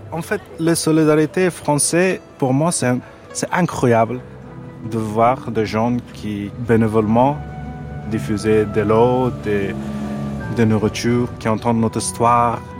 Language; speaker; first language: French; non-native, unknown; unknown